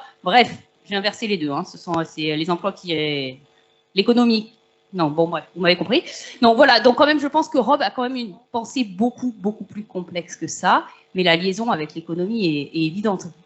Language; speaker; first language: French; native; French